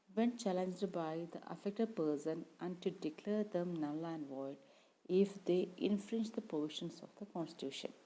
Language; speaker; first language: English; non-native, local second language; Malayalam